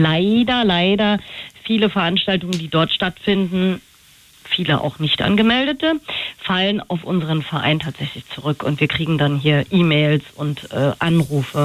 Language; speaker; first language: German; native; German